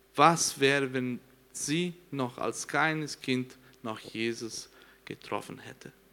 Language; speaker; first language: German; non-native, learner; Portuguese